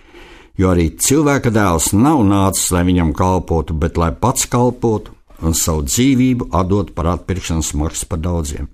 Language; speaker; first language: Latvian; native; Latvian